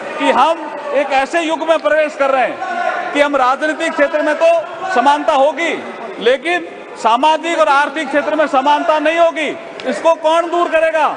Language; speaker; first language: Hindi; native; Hindi